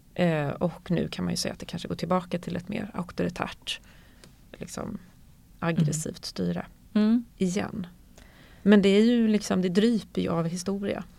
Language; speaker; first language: Swedish; native; Swedish